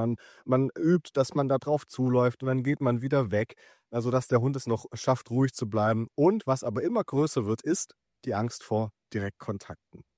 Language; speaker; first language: German; native; German